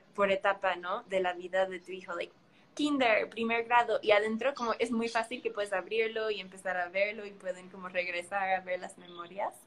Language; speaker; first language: Spanish; early bilingual, heritage; Spanish